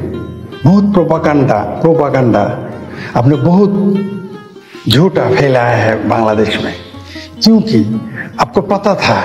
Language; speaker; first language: Hindi; non-native, fluent; Bangla